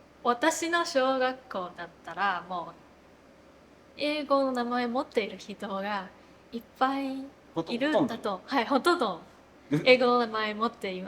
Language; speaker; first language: Japanese; non-native, fluent; Chinese